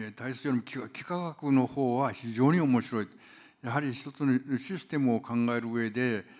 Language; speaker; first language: Japanese; non-native, fluent; Korean